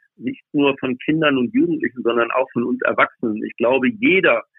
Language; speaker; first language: German; native; German